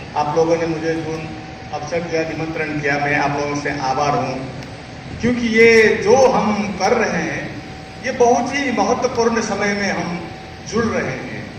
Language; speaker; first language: Hindi; non-native, fluent; Nepali